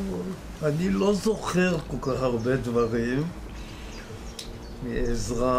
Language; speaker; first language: Hebrew; early bilingual, other home language; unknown